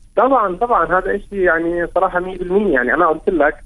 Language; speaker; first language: Arabic; native; Arabic